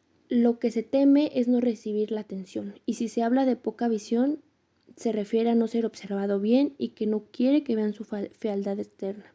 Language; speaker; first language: Spanish; native; Spanish